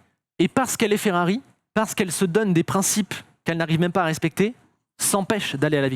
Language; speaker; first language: French; native; French